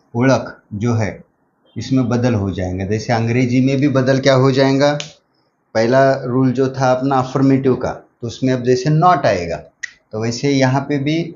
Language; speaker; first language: Hindi; non-native, local second language; Marathi